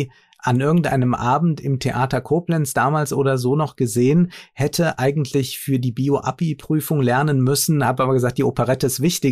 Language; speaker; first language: German; native; German